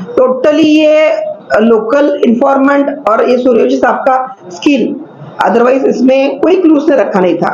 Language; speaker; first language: Hindi; non-native, local second language; Marathi